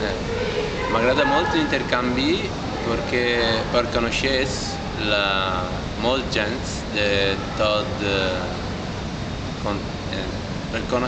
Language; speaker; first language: Catalan; non-native, learner; Italian